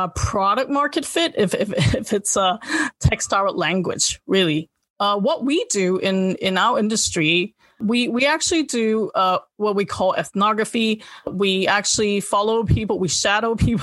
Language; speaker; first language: English; non-native, local second language; Cantonese